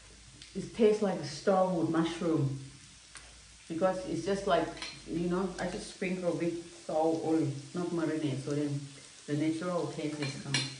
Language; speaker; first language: English; non-native, learner; Thai